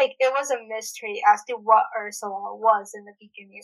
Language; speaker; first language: English; native; English